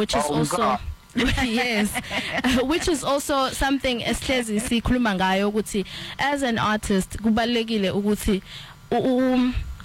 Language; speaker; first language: English; non-native, local second language; Zulu